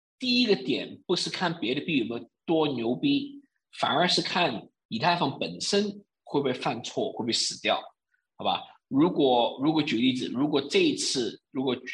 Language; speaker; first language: Chinese; early bilingual, heritage; Chinese